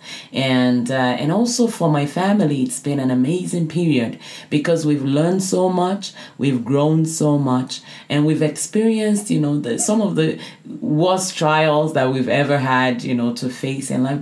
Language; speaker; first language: English; non-native, local second language; Yoruba